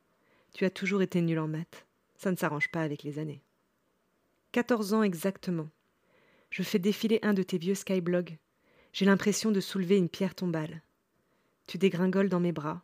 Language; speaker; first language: French; native; French